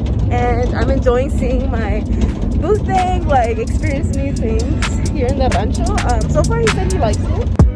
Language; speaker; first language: English; early bilingual, other home language; Spanish